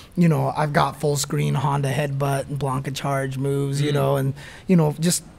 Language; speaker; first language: English; native; English